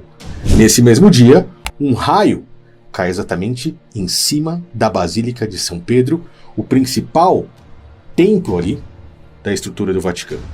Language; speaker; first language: Portuguese; native; Portuguese